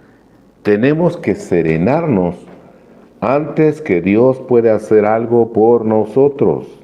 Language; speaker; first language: Spanish; native; Spanish